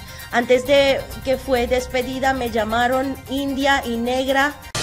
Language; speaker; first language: Spanish; non-native, fluent; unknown